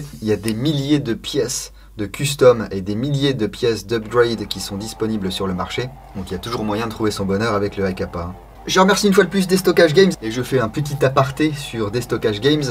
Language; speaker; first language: French; native; French